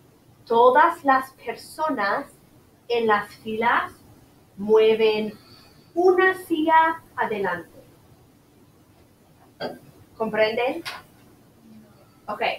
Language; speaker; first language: Spanish; non-native, learner; English